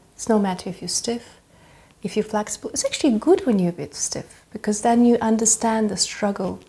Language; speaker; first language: English; early bilingual, other home language; Russian